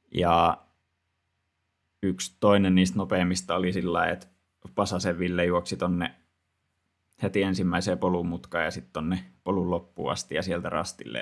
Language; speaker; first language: Finnish; native; Finnish